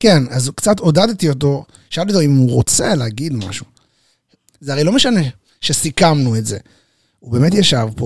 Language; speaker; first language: Hebrew; native; Hebrew